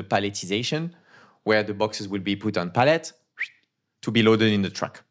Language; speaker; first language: English; non-native, fluent; French